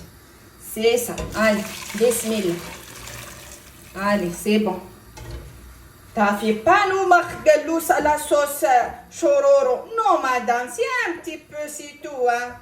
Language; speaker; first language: French; non-native, local second language; Arabic